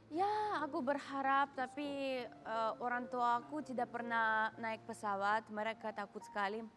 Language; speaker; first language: Indonesian; non-native, learner; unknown